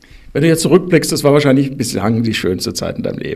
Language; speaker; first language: German; native; German